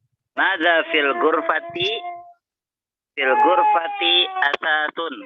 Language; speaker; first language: Arabic; non-native, learner; Indonesian